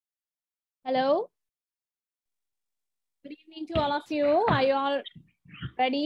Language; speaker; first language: English; non-native, local second language; Sinhala